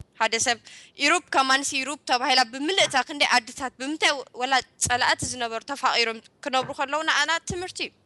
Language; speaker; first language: Tigrinya; early bilingual, heritage; Tigrinya